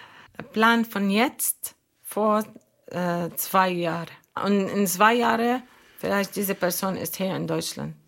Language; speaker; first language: German; non-native, learner; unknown